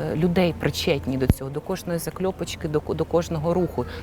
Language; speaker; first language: Ukrainian; non-native, local second language; Russian